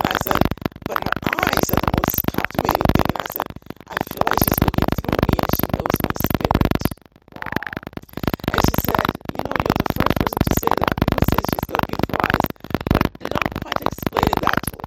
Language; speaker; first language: English; non-native, local second language; Ewe